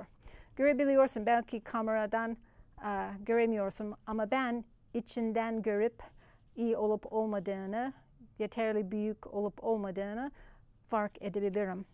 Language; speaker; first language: Turkish; non-native, fluent; English